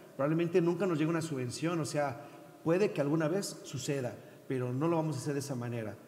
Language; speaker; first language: Spanish; native; Spanish